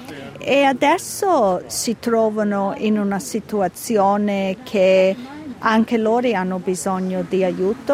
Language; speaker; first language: Italian; early bilingual, heritage; Italian